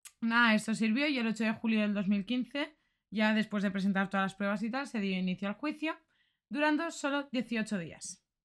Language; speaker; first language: Spanish; native; Spanish